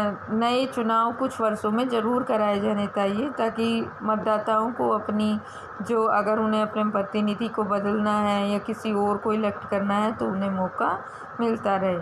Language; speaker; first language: Hindi; native; Hindi